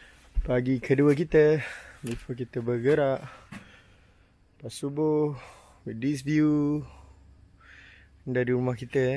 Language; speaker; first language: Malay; native; Malay